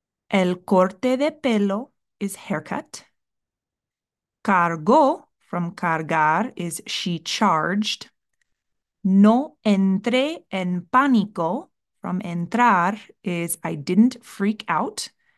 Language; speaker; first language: English; native; English